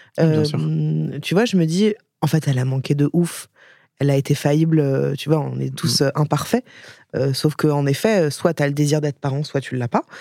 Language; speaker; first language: French; native; French